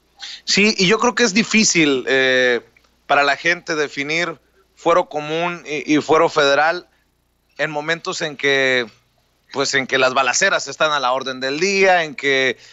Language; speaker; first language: Spanish; native; Spanish